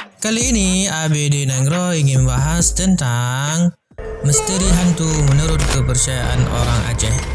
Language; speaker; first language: Malay; non-native, local second language; Achinese